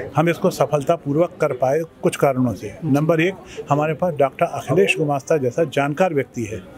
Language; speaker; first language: Hindi; native; Hindi